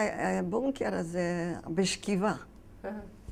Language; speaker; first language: Hebrew; non-native, fluent; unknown